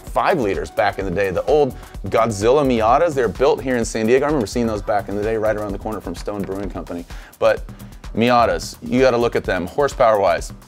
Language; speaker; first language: English; native; English